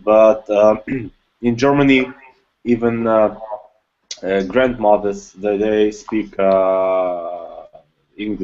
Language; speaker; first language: English; non-native, learner; Russian